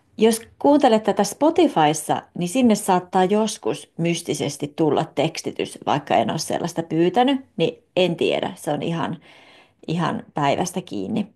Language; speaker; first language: Finnish; native; Finnish